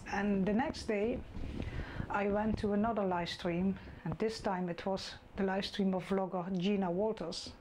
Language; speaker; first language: English; non-native, fluent; Dutch